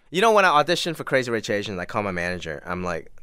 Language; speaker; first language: English; non-native, local second language; Cantonese